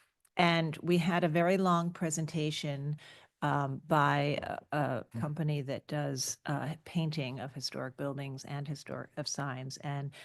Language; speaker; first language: English; native; English